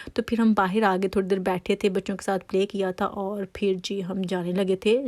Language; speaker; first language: Urdu; native; Urdu